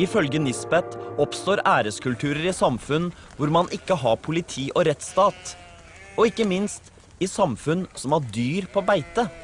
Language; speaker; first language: Norwegian; native; Norwegian